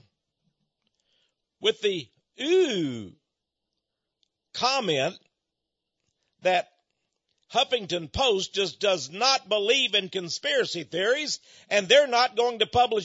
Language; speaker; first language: English; native; English